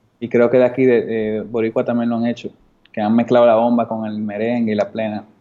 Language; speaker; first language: Spanish; native; Spanish